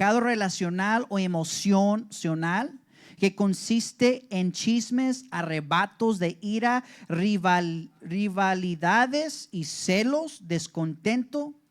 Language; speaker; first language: Spanish; early bilingual, heritage; English